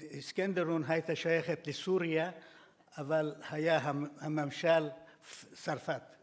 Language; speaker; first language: Hebrew; non-native, fluent; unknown